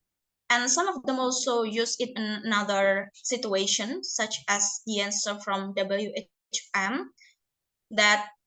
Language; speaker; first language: English; non-native, learner; Indonesian